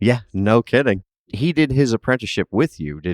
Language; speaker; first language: English; native; English